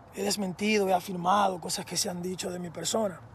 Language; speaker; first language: Spanish; early bilingual, heritage; Spanish